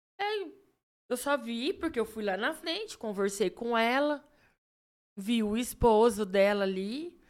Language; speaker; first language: Portuguese; native; Portuguese